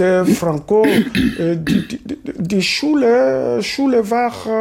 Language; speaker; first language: German; non-native, learner; Lingala